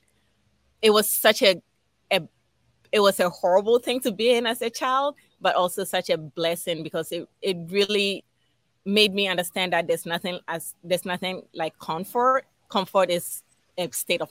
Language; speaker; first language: English; non-native, local second language; Ga